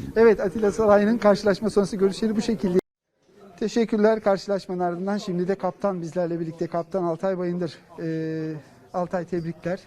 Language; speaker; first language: Turkish; native; Turkish